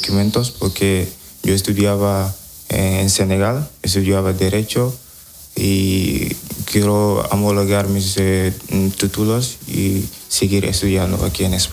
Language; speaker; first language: Spanish; non-native, learner; Wolof